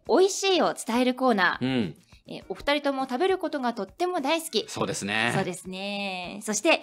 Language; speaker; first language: Japanese; native; Japanese